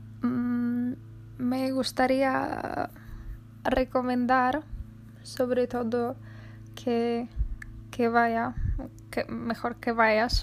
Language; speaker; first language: Spanish; non-native, fluent; Polish